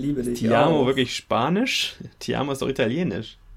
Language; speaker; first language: German; native; German